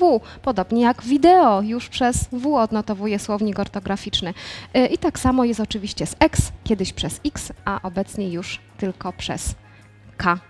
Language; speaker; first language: Polish; native; Polish